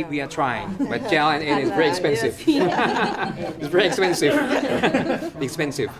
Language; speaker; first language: English; non-native, fluent; Thai